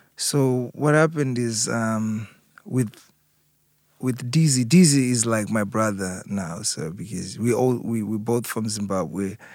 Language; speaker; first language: English; non-native, local second language; Shona